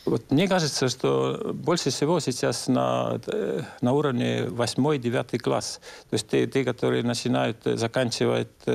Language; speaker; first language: Russian; non-native, local second language; Estonian